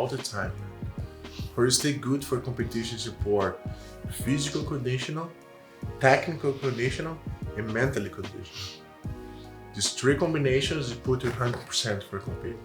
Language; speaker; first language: English; non-native, learner; Portuguese